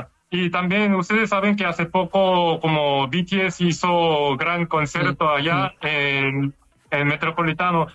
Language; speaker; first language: Spanish; non-native, fluent; Korean